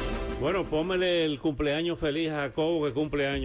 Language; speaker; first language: Spanish; native; Spanish